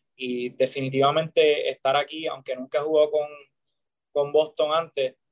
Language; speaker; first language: Spanish; native; Spanish